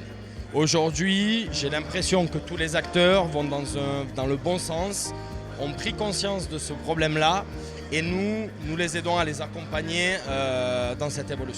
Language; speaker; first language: French; native; French